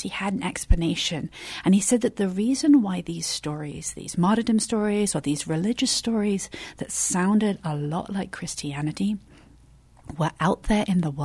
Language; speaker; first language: English; native; English